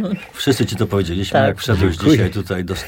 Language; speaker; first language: Polish; native; Polish